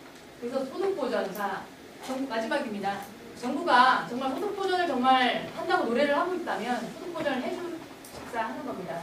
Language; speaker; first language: Korean; native; Korean